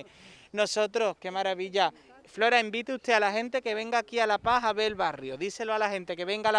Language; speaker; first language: Spanish; native; Spanish